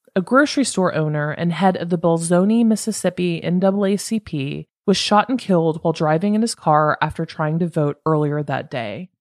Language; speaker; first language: English; native; English